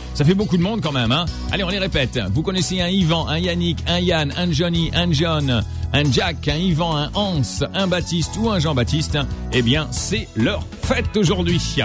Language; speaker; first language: French; non-native, local second language; Arabic